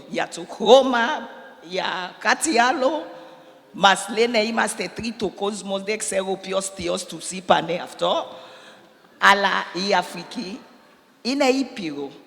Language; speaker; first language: Greek; non-native, learner; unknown